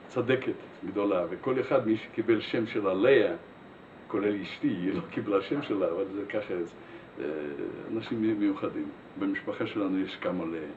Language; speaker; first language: Hebrew; non-native, fluent; Russian